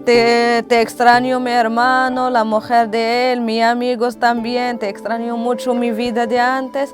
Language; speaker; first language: Spanish; non-native, learner; Arabic